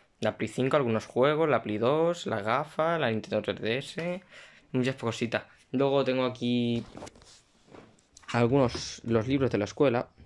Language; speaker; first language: Spanish; native; Spanish